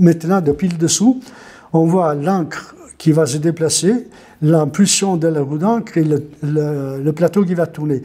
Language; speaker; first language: French; non-native, fluent; Italian